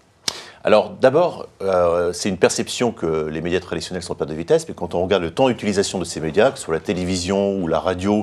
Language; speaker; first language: French; native; French